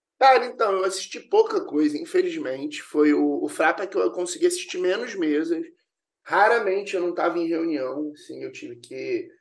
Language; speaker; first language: Portuguese; native; Portuguese